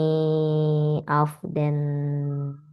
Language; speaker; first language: German; non-native, learner; Indonesian